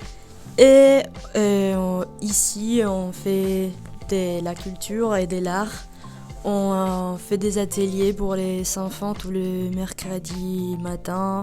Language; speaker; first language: French; non-native, learner; Spanish